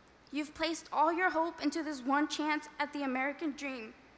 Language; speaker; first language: English; early bilingual, other home language; Spanish